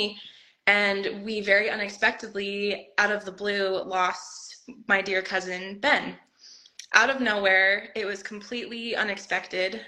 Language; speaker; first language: English; native; English